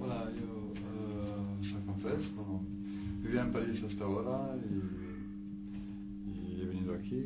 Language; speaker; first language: Spanish; non-native, fluent; French